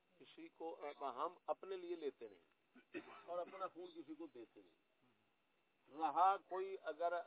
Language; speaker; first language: Urdu; non-native, local second language; Punjabi